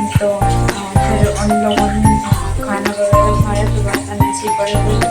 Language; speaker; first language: Hindi; native; Hindi